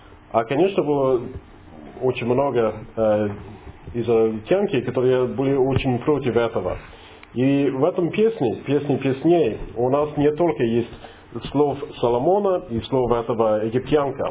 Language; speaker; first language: Russian; non-native, fluent; English